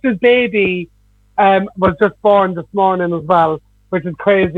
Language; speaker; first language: English; native; English